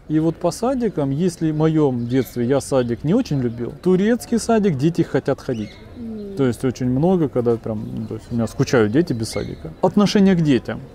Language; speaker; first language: Russian; native; Russian